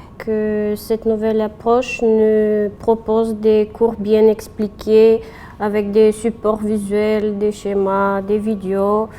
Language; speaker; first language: French; non-native, fluent; Bulgarian